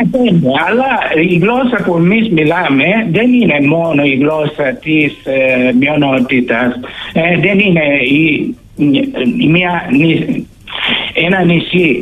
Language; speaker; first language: Greek; early bilingual, heritage; Greek